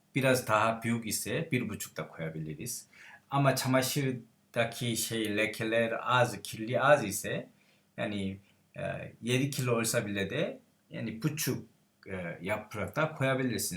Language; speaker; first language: Turkish; non-native, learner; Korean